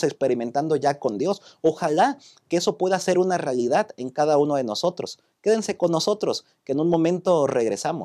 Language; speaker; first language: Spanish; native; Spanish